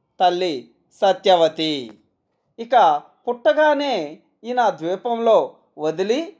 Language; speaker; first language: Telugu; native; Telugu